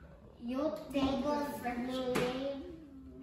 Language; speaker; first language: Spanish; non-native, learner; English